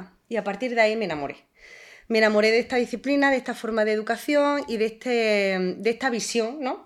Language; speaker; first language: Spanish; native; Spanish